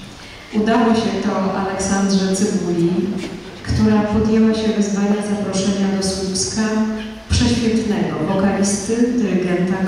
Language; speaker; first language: Polish; native; Polish